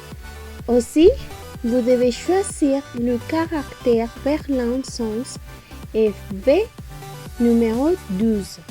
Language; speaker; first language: French; non-native, learner; Spanish